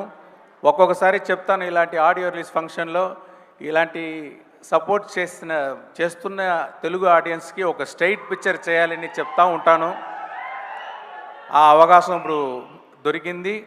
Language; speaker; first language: Telugu; non-native, learner; Tamil